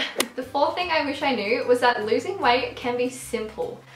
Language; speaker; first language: English; native; English